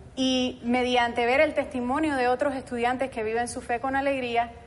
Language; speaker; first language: Spanish; early bilingual, heritage; Spanish